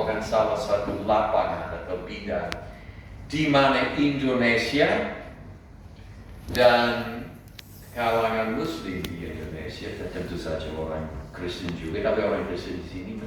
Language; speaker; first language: Indonesian; non-native, fluent; English